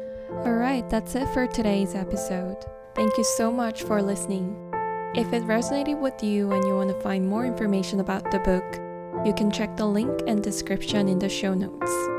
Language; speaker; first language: English; non-native, fluent; Korean